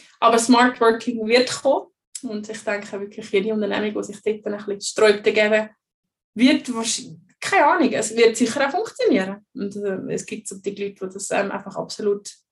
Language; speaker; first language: German; native; German